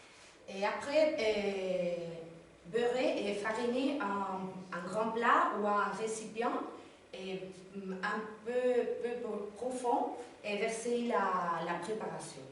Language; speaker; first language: French; non-native, learner; Spanish